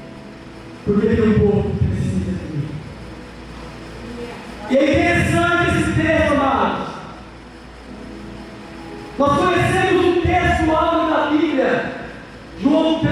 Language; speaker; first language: Portuguese; native; Portuguese